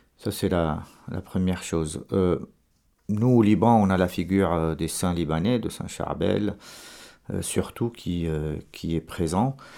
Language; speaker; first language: French; non-native, local second language; Arabic